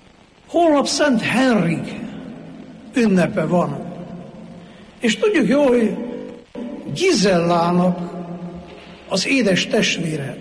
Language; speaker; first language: Hungarian; native; Hungarian